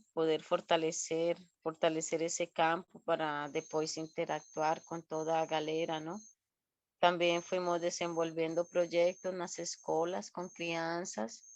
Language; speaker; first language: Portuguese; non-native, fluent; Spanish